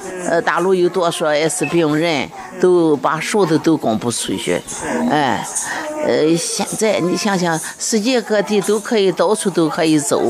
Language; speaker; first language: Chinese; native; Chinese